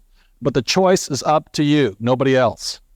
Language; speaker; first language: English; native; English